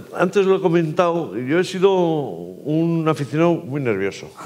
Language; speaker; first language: Spanish; native; Spanish